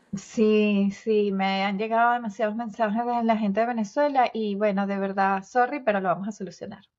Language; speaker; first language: Spanish; native; Spanish